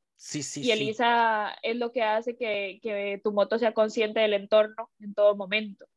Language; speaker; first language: Spanish; native; Spanish